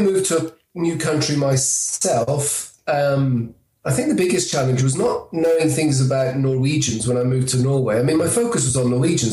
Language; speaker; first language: English; native; English